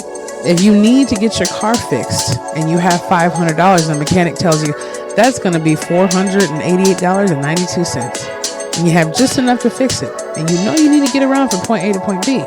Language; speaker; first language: English; native; English